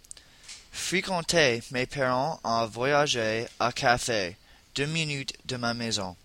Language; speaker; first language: French; non-native, learner; English